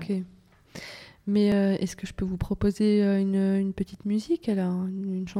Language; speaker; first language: French; native; French